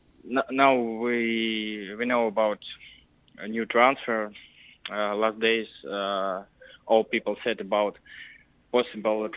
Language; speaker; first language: English; non-native, learner; Russian